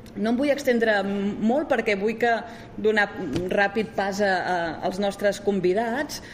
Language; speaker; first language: Catalan; native; Catalan